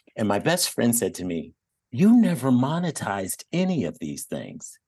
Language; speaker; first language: English; native; English